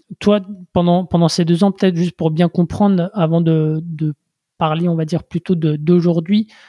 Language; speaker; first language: French; native; French